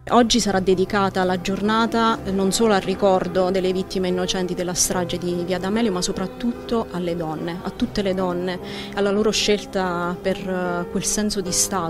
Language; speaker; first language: Italian; native; Italian